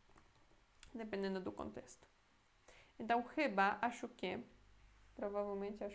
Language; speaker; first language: Portuguese; non-native, fluent; Polish